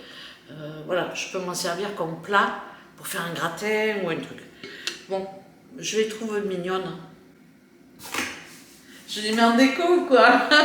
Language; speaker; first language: French; native; French